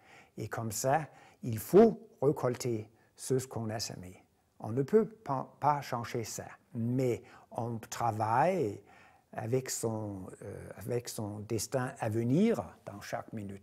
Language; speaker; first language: French; non-native, fluent; Danish